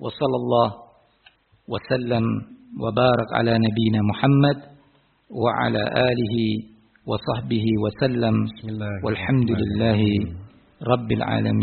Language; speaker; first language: Arabic; non-native, fluent; Indonesian